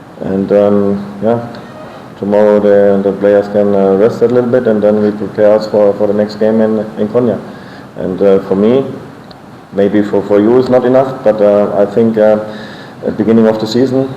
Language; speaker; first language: English; non-native, fluent; German